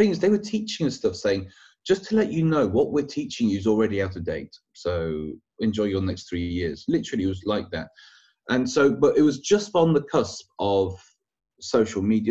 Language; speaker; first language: English; native; English